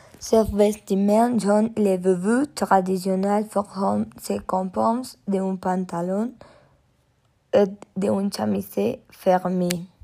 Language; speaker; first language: French; non-native, learner; Spanish